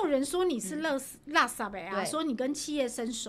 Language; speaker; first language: Chinese; native; Chinese